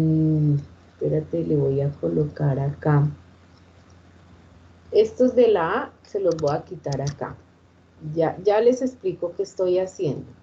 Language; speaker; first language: Spanish; native; Spanish